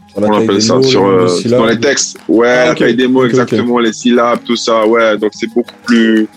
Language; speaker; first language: French; early bilingual, heritage; Italian